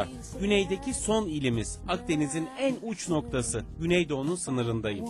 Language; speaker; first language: Turkish; native; Turkish